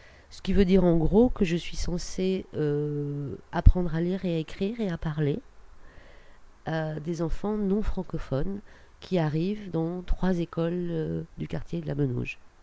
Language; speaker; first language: French; native; French